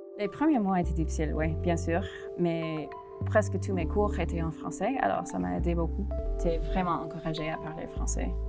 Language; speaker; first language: French; non-native, local second language; English